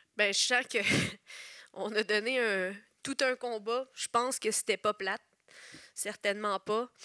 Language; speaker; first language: French; native; French